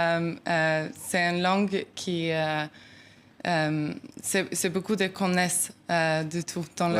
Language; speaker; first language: French; non-native, learner; Norwegian